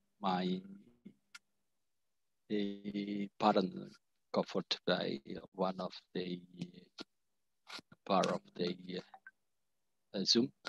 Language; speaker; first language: English; non-native, learner; Indonesian